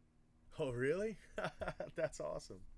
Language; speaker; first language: English; native; English